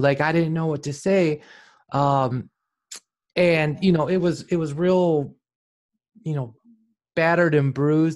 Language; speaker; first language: English; native; English